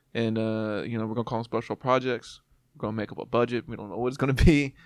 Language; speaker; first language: English; native; English